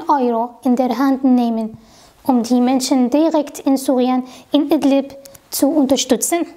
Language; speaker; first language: German; non-native, fluent; Arabic